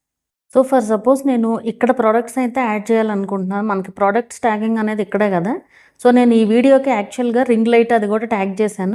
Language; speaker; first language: Telugu; native; Telugu